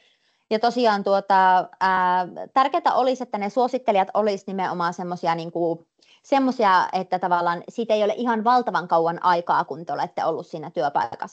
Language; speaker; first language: Finnish; native; Finnish